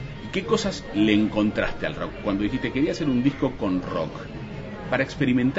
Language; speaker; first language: Spanish; native; Spanish